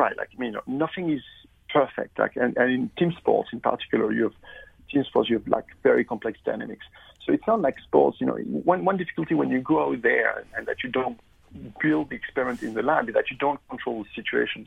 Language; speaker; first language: English; non-native, fluent; French